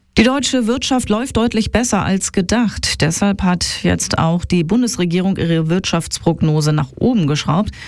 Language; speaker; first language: German; native; German